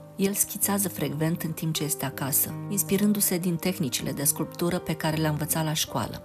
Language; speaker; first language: Romanian; native; Romanian